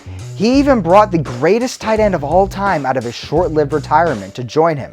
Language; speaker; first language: English; native; English